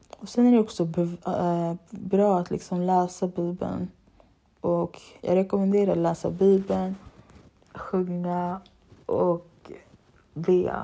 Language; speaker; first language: Swedish; early bilingual, other home language; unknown